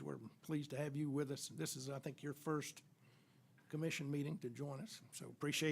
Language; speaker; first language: English; native; English